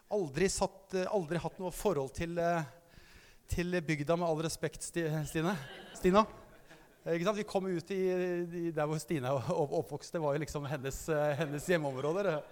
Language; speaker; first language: Norwegian; native; Norwegian